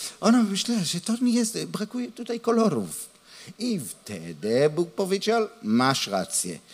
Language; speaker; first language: Polish; non-native, learner; Hebrew